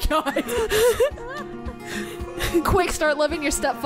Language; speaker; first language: English; native; English